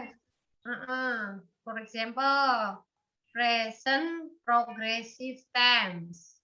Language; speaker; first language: English; non-native, learner; Indonesian